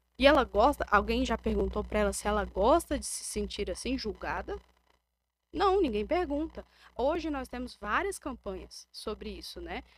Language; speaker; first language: Portuguese; native; Portuguese